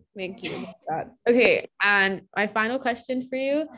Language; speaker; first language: English; non-native, local second language; Yoruba